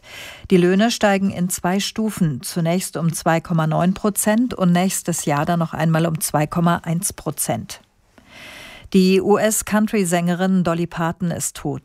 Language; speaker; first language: German; native; German